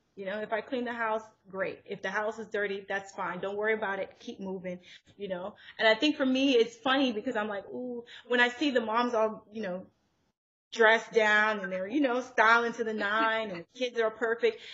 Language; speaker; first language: English; native; English